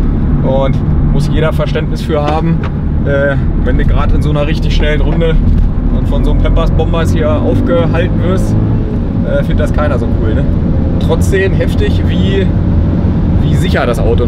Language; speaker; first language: German; native; German